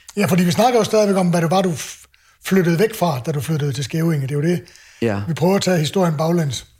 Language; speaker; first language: Danish; native; Danish